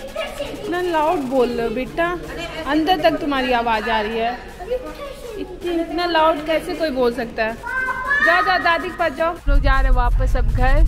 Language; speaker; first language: Hindi; native; Hindi